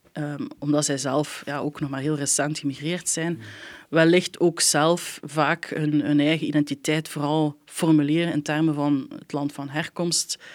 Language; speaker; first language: Dutch; native; Dutch